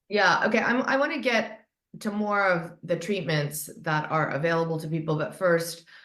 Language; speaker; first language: English; native; English